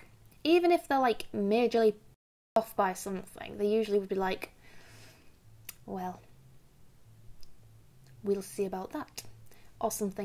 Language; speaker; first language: English; native; English